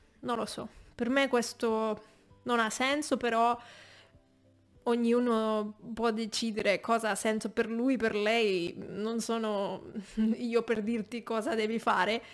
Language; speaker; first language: Italian; non-native, fluent; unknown